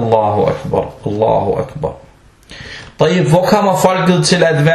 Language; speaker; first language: Danish; early bilingual, other home language; Arabic